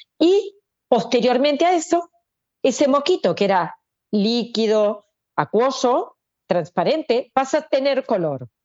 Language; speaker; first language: Spanish; native; Spanish